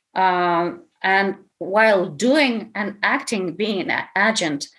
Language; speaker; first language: English; non-native, fluent; Ukrainian